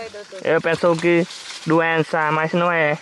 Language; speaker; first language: Portuguese; non-native, learner; Vietnamese